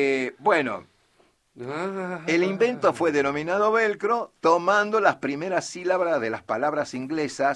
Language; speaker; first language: Spanish; native; Spanish